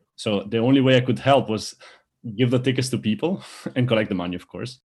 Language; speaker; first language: English; early bilingual, other home language; Albanian